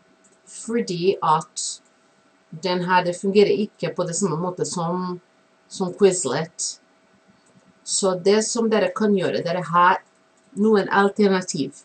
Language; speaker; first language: Norwegian; non-native, fluent; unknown